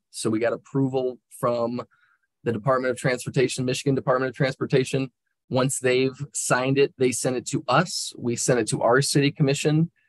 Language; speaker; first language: English; native; English